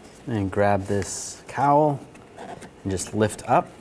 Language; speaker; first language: English; native; English